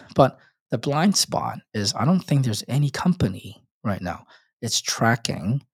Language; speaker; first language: English; non-native, local second language; Cantonese